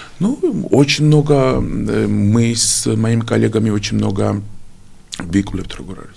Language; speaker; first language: Russian; non-native, fluent; Georgian